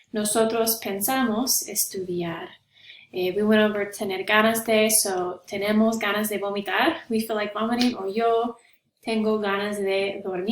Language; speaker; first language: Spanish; non-native, fluent; English